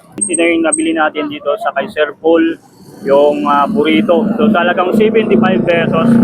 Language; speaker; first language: Filipino; native; Filipino